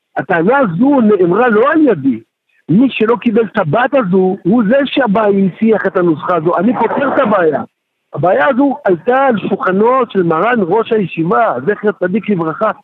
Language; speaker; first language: Hebrew; native; Hebrew